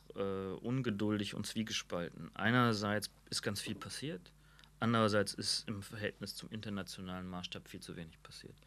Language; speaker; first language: German; native; German